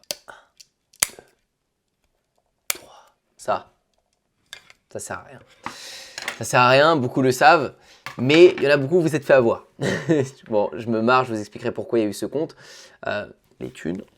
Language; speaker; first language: French; native; French